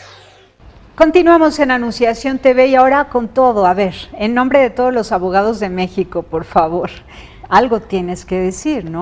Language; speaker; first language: Spanish; native; Spanish